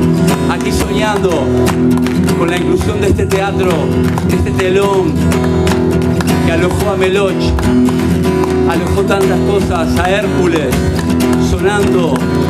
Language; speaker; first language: Spanish; native; Spanish